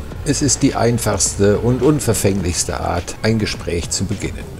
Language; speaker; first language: German; native; German